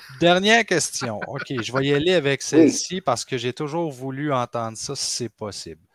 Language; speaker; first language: French; native; French